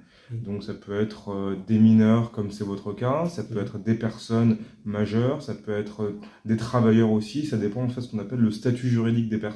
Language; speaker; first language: French; native; French